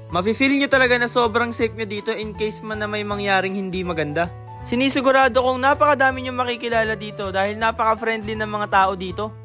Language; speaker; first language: Filipino; native; Filipino